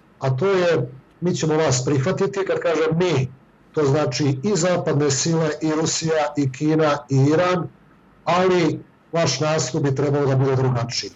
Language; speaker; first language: Serbian; native; Serbian